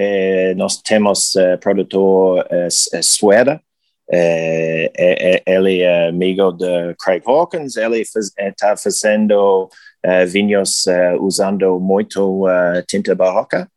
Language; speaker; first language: Portuguese; non-native, learner; English